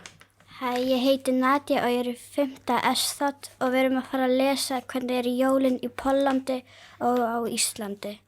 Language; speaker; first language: Icelandic; early bilingual, other home language; Polish